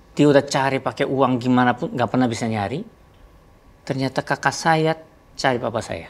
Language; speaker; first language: Indonesian; non-native, fluent; Korean